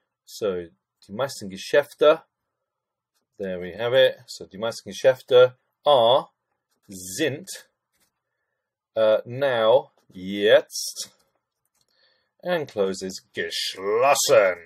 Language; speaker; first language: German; non-native, fluent; English